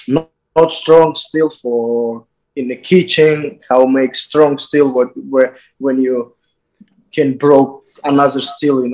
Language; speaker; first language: English; non-native, learner; Azerbaijani